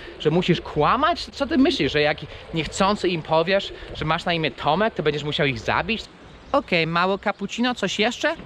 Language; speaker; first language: Polish; non-native, fluent; English